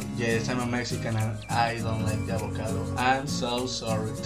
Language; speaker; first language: English; non-native, learner; Spanish